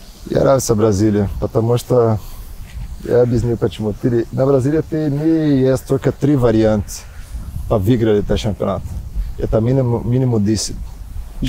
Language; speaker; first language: Russian; non-native, learner; Portuguese